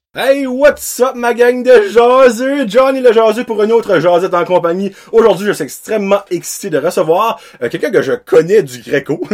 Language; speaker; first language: French; native; French